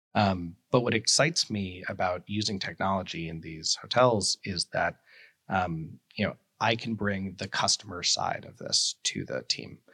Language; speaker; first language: English; native; English